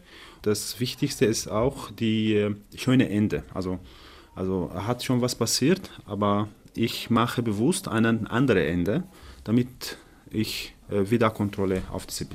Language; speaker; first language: German; non-native, fluent; Arabic